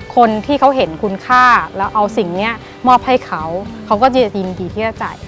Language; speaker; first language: Thai; native; Thai